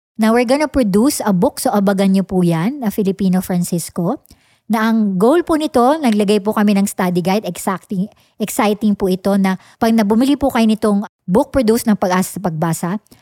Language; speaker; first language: English; non-native, local second language; Filipino